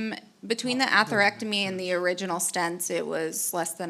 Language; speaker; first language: English; native; English